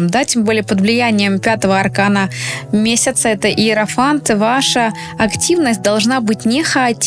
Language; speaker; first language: Russian; native; Russian